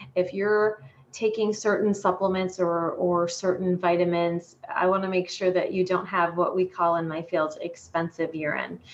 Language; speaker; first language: English; native; English